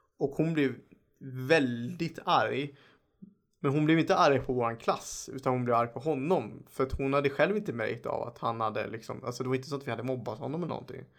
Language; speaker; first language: Swedish; native; Swedish